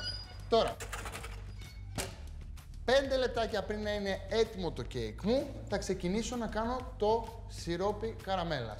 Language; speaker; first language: Greek; native; Greek